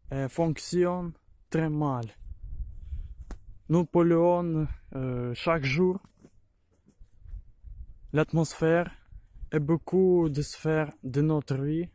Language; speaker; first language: French; non-native, learner; Ukrainian